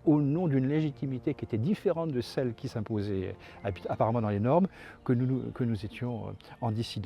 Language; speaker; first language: French; native; French